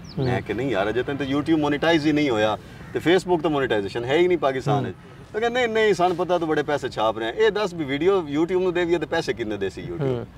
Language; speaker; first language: Punjabi; native; Punjabi